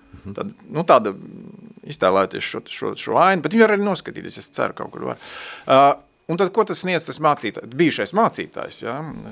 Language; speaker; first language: Latvian; native; Latvian